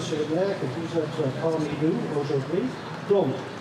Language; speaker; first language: French; non-native, learner; English